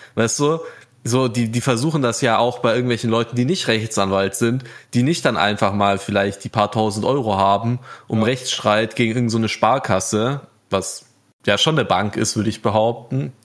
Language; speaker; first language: German; native; German